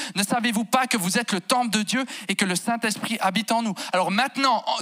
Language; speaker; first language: French; native; French